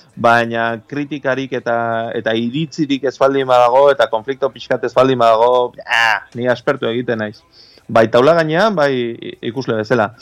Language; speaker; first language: Basque; native; Basque